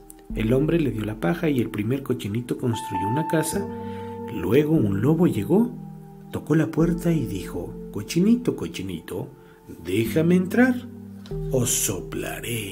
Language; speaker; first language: Spanish; native; Spanish